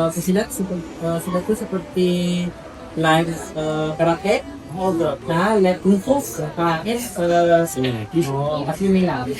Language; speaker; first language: Indonesian; native; Indonesian